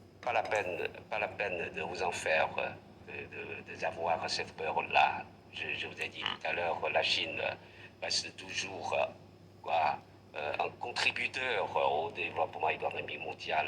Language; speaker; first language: French; non-native, fluent; Chinese